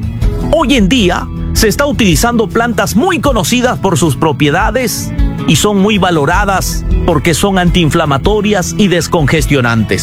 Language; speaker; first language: Spanish; native; Spanish